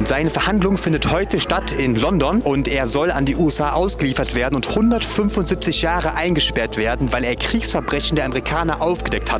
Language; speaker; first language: German; native; German